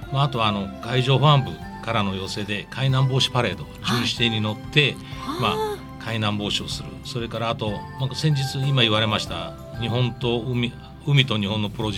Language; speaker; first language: Japanese; native; Japanese